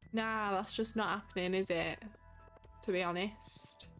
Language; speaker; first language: English; native; English